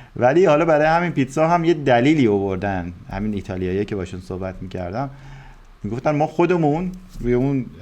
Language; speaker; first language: Persian; native; Persian